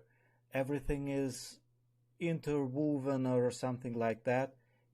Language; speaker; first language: English; non-native, fluent; Russian